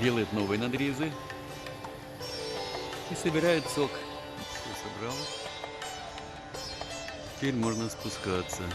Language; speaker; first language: Russian; native; Russian